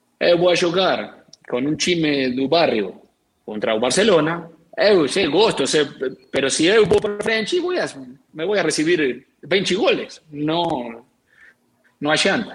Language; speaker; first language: Portuguese; non-native, learner; Spanish